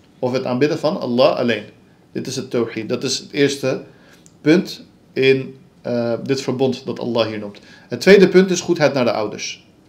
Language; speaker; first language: Dutch; early bilingual, other home language; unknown